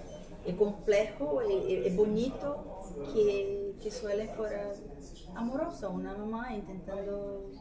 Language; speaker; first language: Spanish; non-native, fluent; Portuguese